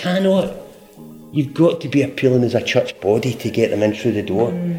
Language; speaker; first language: English; native; English